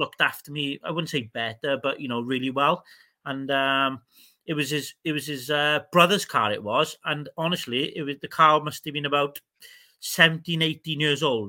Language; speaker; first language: English; native; English